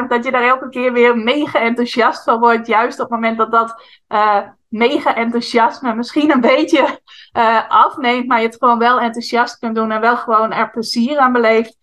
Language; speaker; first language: Dutch; native; Dutch